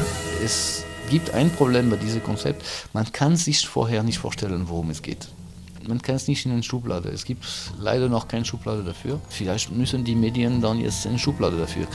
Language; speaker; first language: German; non-native, fluent; French